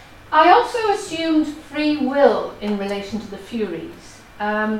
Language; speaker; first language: English; non-native, local second language; Welsh